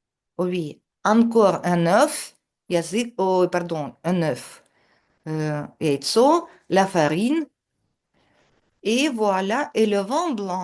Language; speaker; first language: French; non-native, fluent; Russian